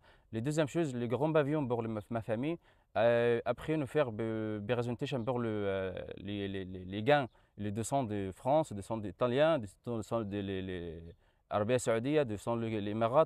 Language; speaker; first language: French; non-native, learner; Arabic